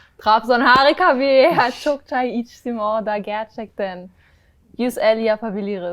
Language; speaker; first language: Turkish; non-native, learner; German